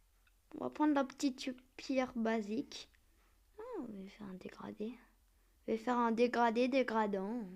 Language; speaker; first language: French; native; French